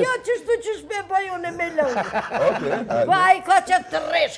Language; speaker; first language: Albanian; native; Albanian